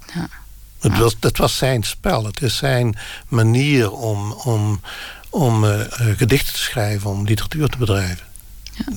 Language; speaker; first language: Dutch; non-native, local second language; Limburgish